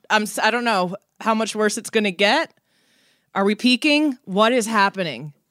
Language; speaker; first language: English; native; English